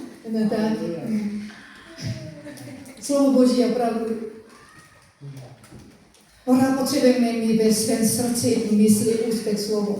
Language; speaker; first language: Czech; non-native, fluent; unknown